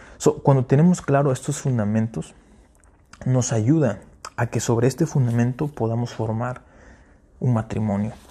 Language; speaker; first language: Spanish; early bilingual, heritage; Spanish